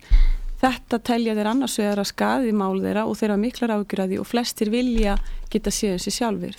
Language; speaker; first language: Icelandic; native; Icelandic